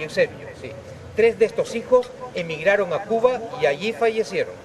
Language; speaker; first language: Spanish; native; Spanish